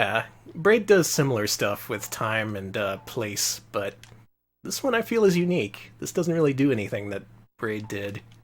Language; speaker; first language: English; native; English